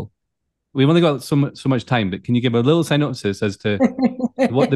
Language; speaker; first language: English; native; English